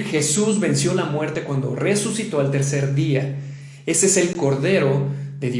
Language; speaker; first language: Spanish; native; Spanish